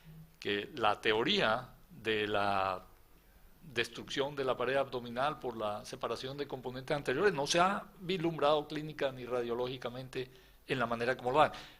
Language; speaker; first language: Spanish; native; Spanish